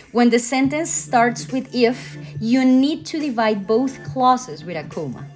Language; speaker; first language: English; non-native, fluent; Spanish